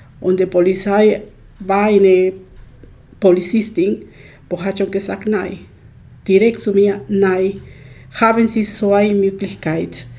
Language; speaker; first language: German; non-native, learner; Spanish